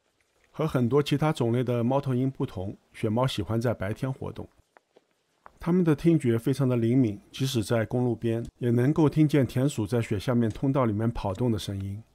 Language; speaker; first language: Chinese; native; Chinese